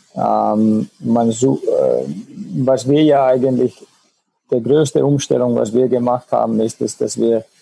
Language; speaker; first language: German; non-native, fluent; Finnish